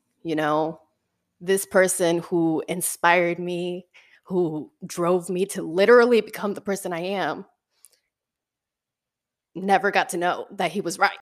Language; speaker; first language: English; early bilingual, other home language; Spanish